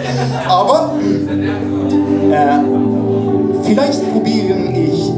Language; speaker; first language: German; non-native, learner; Norwegian